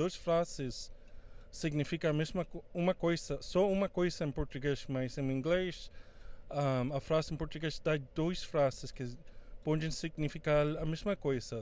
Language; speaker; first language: Portuguese; non-native, fluent; Spanish